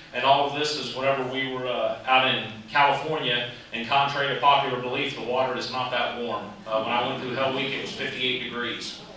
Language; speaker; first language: English; native; English